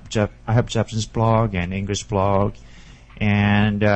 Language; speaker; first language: English; non-native, learner; Japanese